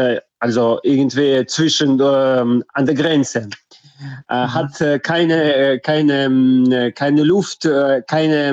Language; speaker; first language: German; non-native, fluent; Russian